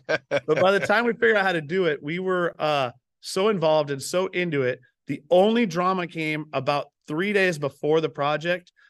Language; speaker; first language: English; native; English